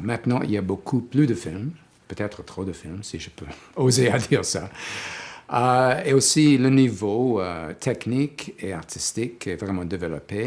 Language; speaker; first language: French; non-native, fluent; English